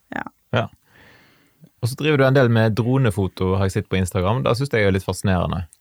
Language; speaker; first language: Norwegian; native; Norwegian